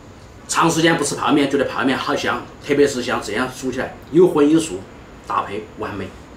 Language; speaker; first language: Chinese; native; Chinese